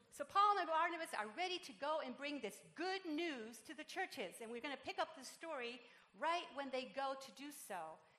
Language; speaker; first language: English; non-native, fluent; Spanish